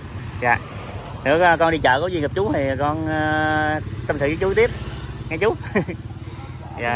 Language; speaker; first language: Vietnamese; native; Vietnamese